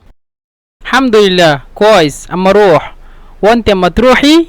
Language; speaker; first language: Egyptian Arabic; non-native, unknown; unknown